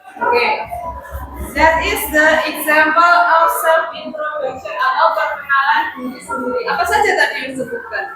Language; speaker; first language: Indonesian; native; Indonesian